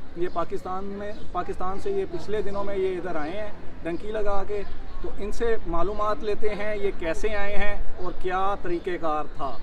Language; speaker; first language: Urdu; non-native, local second language; Punjabi